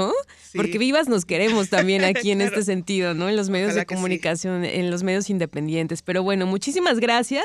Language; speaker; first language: Spanish; native; Spanish